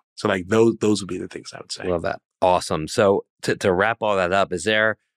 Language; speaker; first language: English; native; English